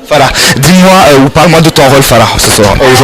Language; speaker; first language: French; non-native, fluent; Arabic